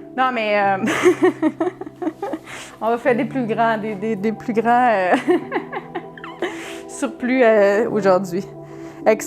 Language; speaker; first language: French; native; French